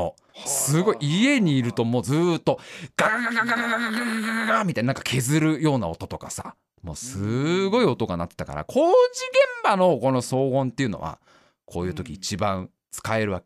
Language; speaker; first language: Japanese; native; Japanese